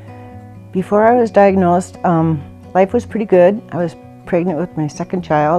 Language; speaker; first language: English; native; English